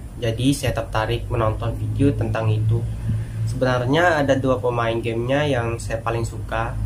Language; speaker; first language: Indonesian; non-native, fluent; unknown